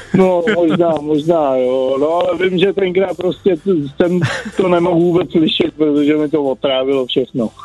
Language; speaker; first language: Czech; native; Czech